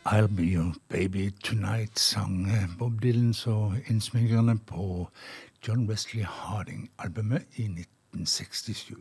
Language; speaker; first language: Norwegian; native; Norwegian